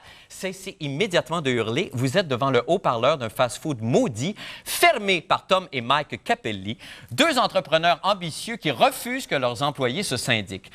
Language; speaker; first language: French; native; French